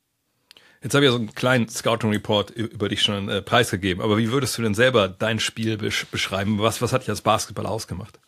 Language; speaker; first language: German; native; German